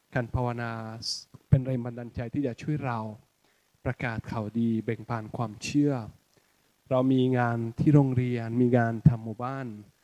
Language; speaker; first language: Thai; non-native, fluent; Spanish